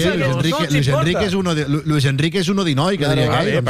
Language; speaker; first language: Catalan; native; Catalan